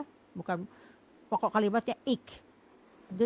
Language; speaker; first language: Indonesian; native; Indonesian